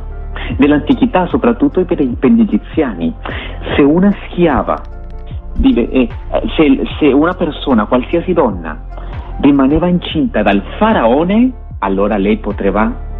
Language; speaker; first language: Italian; non-native, fluent; Spanish